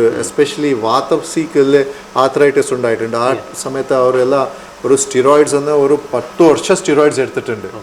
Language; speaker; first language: Malayalam; non-native, local second language; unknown